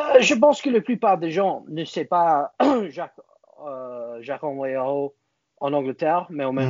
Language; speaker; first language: French; non-native, learner; English